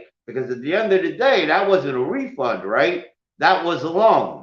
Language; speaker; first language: English; native; English